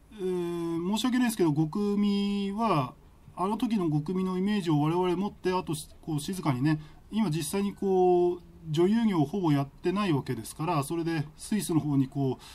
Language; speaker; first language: Japanese; native; Japanese